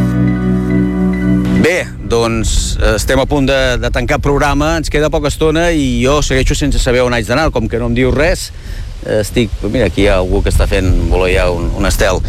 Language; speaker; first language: Catalan; native; Catalan